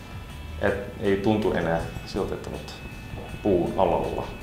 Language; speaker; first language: Finnish; non-native, fluent; Dutch